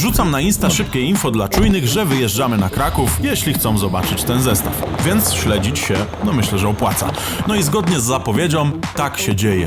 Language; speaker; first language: Polish; native; Polish